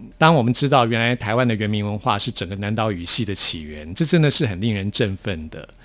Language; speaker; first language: Chinese; native; Chinese